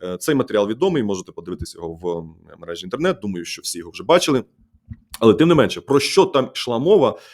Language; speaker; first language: Ukrainian; native; Ukrainian